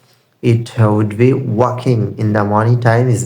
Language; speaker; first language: English; non-native, learner; Bangla